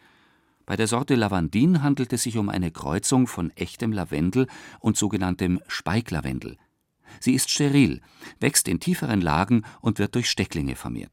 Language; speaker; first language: German; native; German